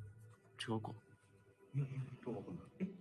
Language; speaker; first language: Japanese; native; Japanese